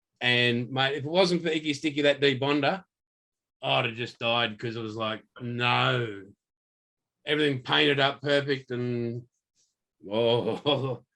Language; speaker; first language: English; native; English